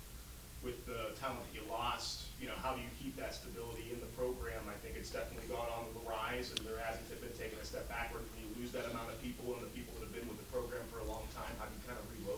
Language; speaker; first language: English; native; English